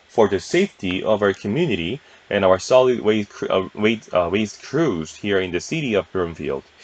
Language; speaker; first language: English; non-native, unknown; Korean